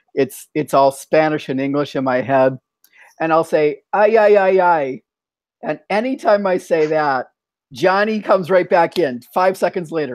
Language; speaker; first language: English; native; English